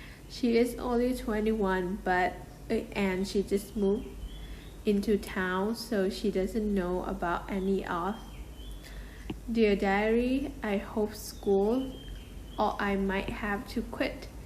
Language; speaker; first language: English; non-native, fluent; Thai